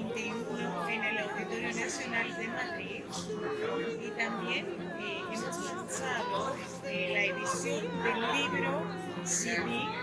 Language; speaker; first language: Spanish; non-native, fluent; Greek